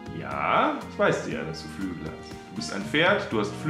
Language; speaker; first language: German; native; German